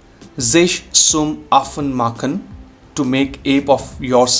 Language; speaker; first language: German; non-native, fluent; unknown